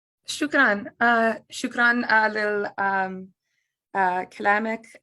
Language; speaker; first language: Arabic; non-native, learner; English